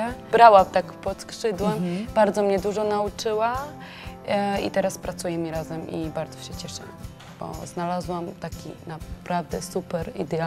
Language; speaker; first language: Polish; non-native, learner; Georgian